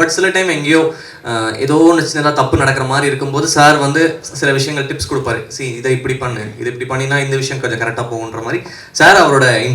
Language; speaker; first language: Tamil; native; Tamil